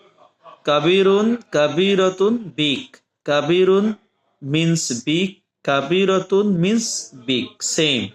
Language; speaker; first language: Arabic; non-native, fluent; Bangla